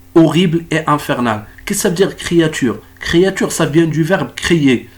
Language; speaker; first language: French; non-native, local second language; Arabic